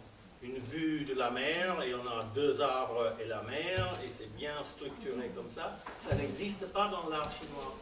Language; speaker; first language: French; non-native, fluent; English